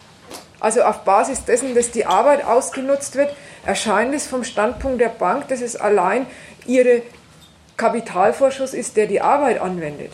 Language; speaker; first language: German; native; German